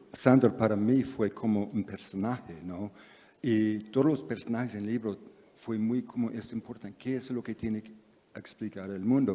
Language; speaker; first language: Spanish; non-native, fluent; English